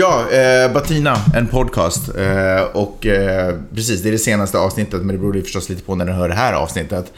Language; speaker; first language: Swedish; native; Swedish